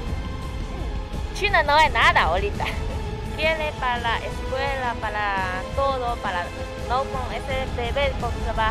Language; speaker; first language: Spanish; non-native, learner; Chinese